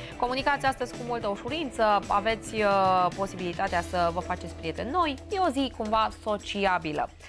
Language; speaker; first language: Romanian; native; Romanian